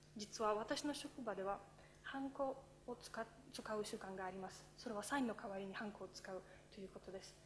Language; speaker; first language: Japanese; non-native, fluent; Polish